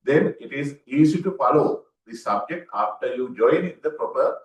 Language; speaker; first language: English; non-native, local second language; Sinhala